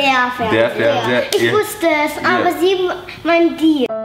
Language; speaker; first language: German; early bilingual, other home language; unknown